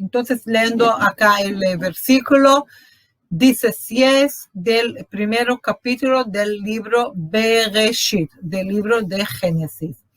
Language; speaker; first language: Spanish; non-native, fluent; Portuguese